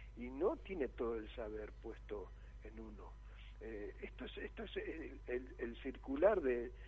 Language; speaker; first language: Spanish; native; Spanish